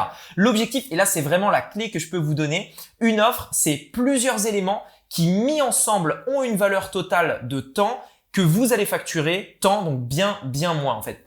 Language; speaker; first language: French; native; French